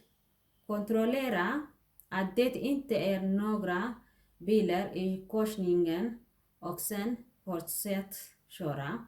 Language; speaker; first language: Swedish; non-native, learner; Tigrinya